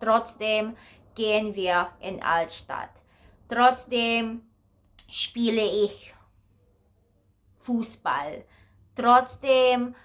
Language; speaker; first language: German; non-native, learner; Filipino